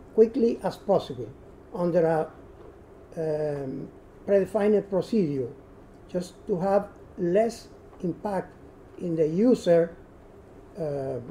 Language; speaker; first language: English; non-native, learner; Spanish